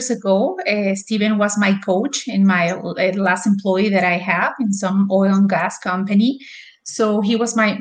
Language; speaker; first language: English; non-native, fluent; Spanish